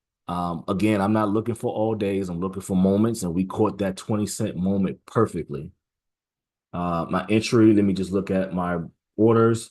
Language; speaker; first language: English; native; English